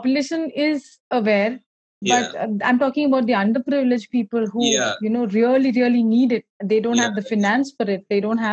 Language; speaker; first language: English; non-native, local second language; Malayalam